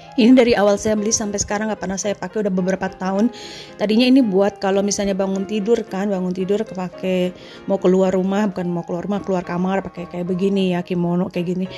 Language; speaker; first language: Indonesian; native; Indonesian